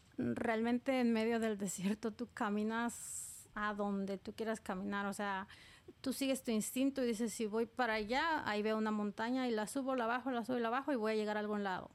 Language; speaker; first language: Spanish; native; Spanish